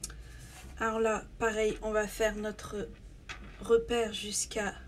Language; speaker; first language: French; native; French